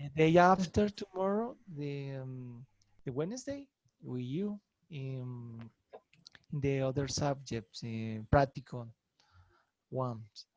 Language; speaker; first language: English; non-native, learner; Spanish